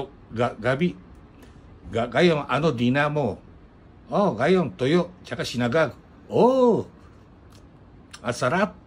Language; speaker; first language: Filipino; non-native, learner; Japanese